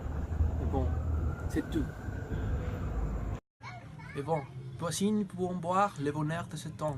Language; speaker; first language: French; non-native, learner; Spanish